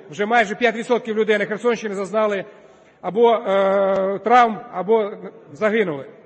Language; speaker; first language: Ukrainian; native; Ukrainian